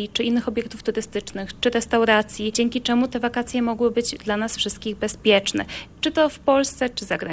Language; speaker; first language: Polish; native; Polish